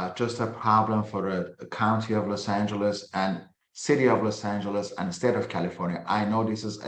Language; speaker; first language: English; non-native, fluent; Persian